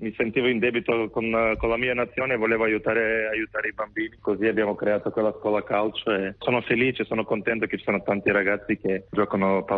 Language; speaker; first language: Italian; non-native, fluent; Macedonian